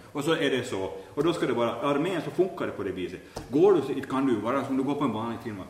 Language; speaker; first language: Swedish; native; Swedish